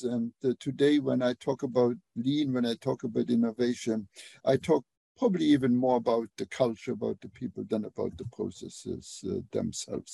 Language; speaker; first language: English; non-native, fluent; Luxembourgish